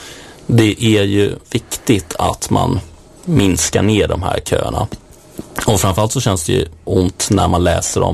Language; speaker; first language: Swedish; native; Swedish